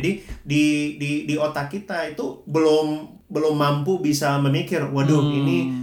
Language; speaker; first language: Indonesian; early bilingual, other home language; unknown